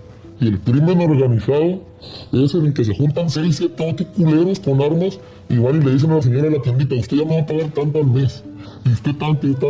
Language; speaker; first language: Spanish; native; Spanish